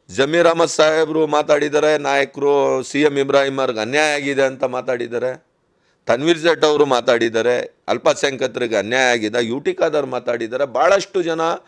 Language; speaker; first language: Kannada; non-native, local second language; Urdu